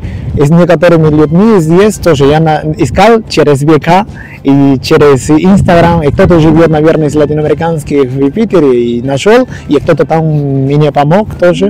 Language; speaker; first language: Russian; non-native, learner; Spanish